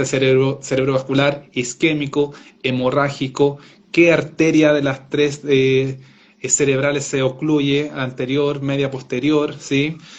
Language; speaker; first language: Spanish; native; Spanish